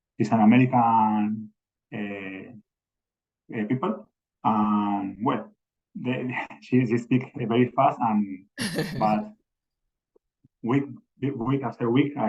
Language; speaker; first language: English; non-native, learner; Spanish